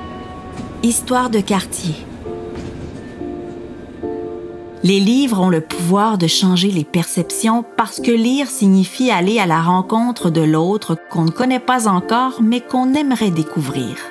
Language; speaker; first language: French; native; French